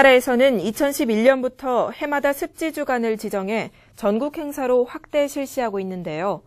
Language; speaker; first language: Korean; native; Korean